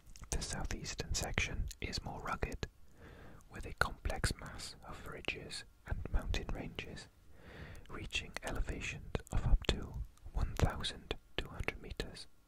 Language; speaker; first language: English; native; English